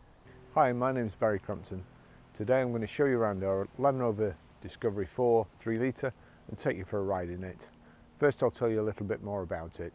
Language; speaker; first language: English; native; English